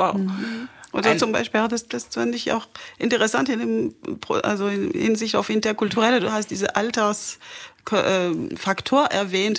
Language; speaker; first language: German; non-native, fluent; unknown